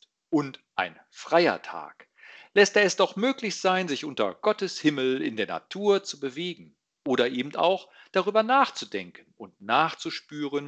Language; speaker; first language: German; native; German